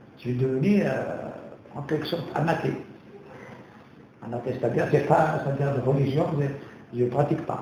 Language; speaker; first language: French; non-native, local second language; Kabyle